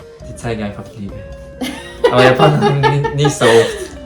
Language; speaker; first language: German; non-native, learner; Japanese